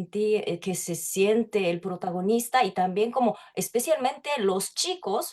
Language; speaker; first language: Spanish; non-native, fluent; Japanese